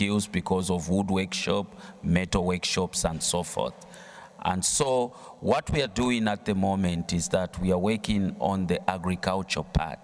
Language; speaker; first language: English; non-native, local second language; Bemba